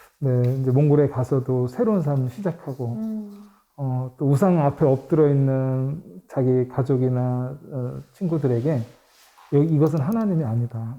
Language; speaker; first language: Korean; native; Korean